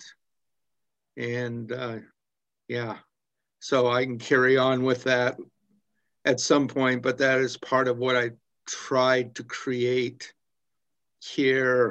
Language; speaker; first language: English; native; English